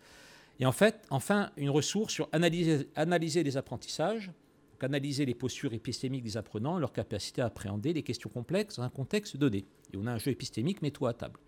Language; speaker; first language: French; native; French